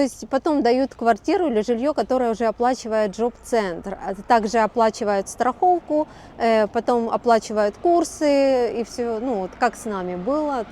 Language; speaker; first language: Russian; native; Russian